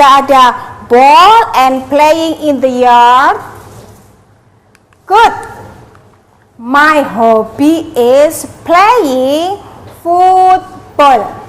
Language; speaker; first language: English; non-native, learner; Indonesian